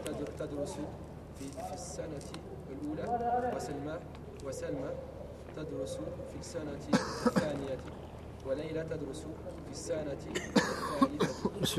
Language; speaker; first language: Arabic; non-native, learner; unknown